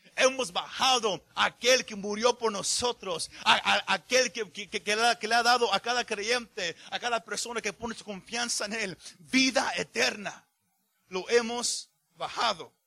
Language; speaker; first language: Spanish; early bilingual, heritage; Spanish